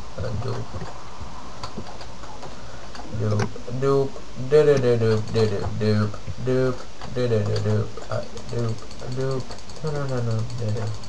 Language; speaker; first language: Hebrew; native; Hebrew